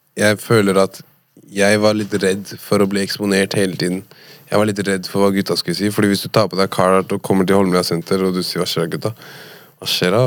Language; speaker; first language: Norwegian; native; Norwegian